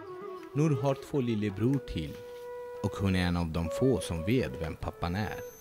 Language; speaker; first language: Swedish; non-native, fluent; Bangla